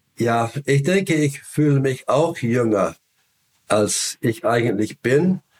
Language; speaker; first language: German; non-native, fluent; English